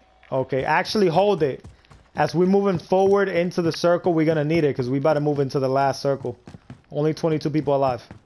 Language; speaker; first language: English; early bilingual, other home language; Spanish